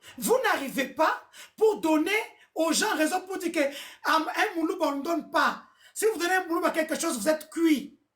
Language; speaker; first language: French; non-native, local second language; Lingala